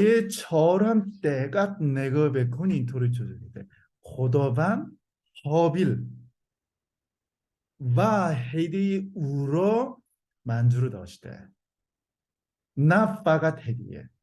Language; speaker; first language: Persian; non-native, learner; Korean